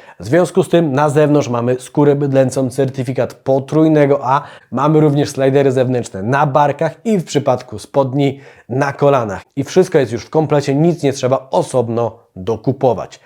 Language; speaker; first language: Polish; native; Polish